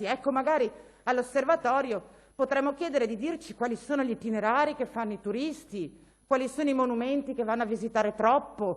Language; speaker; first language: Italian; native; Italian